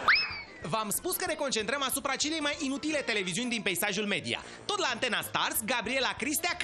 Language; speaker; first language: Romanian; native; Romanian